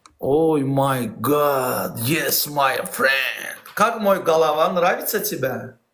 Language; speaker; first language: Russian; non-native, learner; Azerbaijani